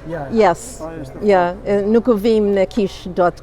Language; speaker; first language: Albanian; early bilingual, heritage; Albanian